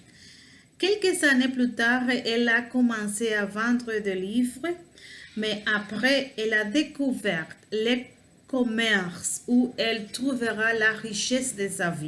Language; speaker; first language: French; non-native, learner; Spanish